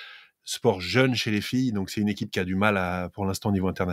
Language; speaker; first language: French; native; French